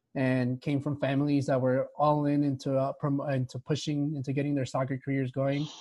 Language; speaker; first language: English; early bilingual, other home language; Spanish